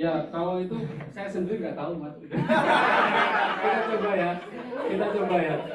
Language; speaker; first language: Indonesian; native; Indonesian